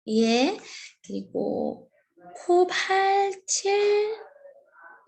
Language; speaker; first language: Korean; non-native, learner; Arabic